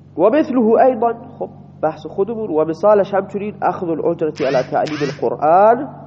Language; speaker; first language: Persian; non-native, local second language; Baluchi